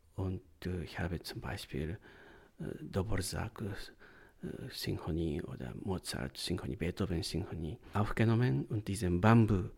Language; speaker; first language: German; non-native, learner; Japanese